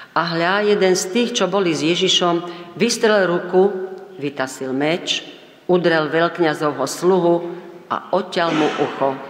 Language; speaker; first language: Slovak; native; Slovak